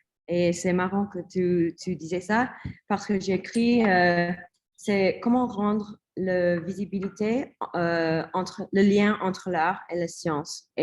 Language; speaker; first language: French; non-native, learner; English